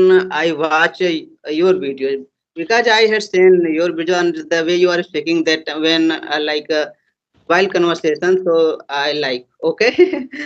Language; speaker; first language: English; non-native, learner; Hindi